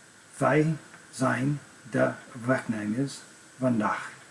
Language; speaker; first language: Dutch; non-native, learner; English